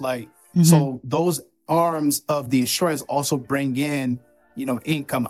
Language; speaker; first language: English; non-native, local second language; Yoruba